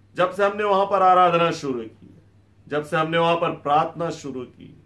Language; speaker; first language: Hindi; native; Hindi